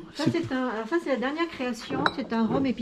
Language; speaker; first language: French; native; French